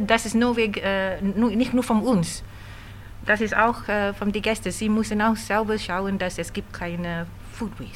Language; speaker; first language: German; non-native, learner; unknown